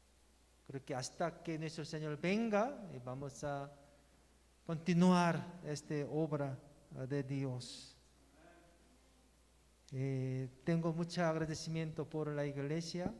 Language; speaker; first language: Spanish; non-native, learner; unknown